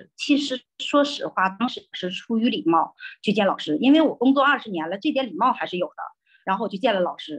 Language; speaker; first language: Chinese; native; Chinese